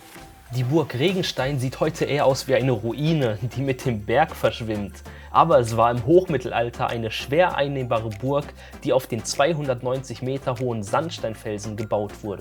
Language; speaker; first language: German; native; German